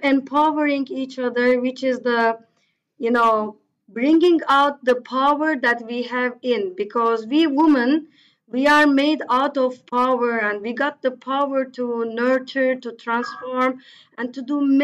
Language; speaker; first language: English; non-native, fluent; Turkish